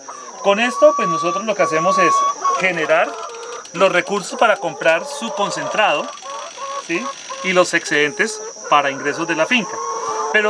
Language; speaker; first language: Spanish; native; Spanish